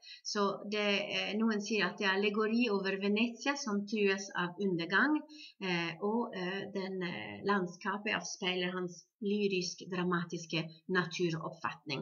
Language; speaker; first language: Norwegian; non-native, fluent; Italian